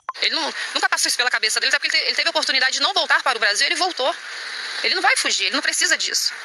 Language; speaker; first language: Portuguese; native; Portuguese